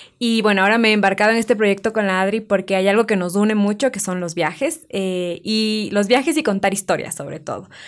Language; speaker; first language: Spanish; native; Spanish